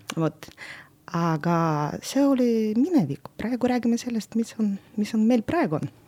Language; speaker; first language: Estonian; non-native, local second language; Russian